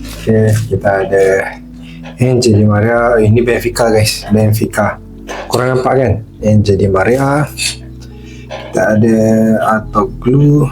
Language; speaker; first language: Malay; native; Malay